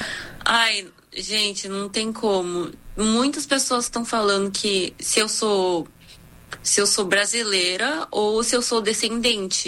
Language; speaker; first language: Portuguese; early bilingual, other home language; Korean